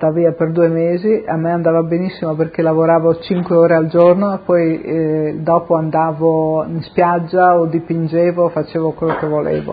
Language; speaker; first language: Italian; native; Italian